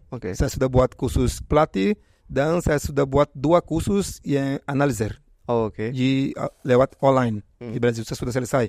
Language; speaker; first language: Indonesian; non-native, fluent; Portuguese